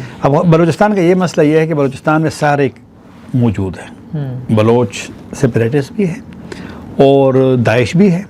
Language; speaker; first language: Urdu; non-native, local second language; Pashto